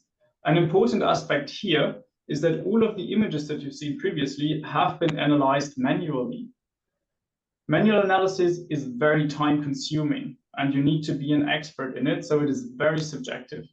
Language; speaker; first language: English; non-native, fluent; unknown